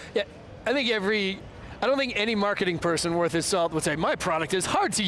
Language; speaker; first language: English; native; English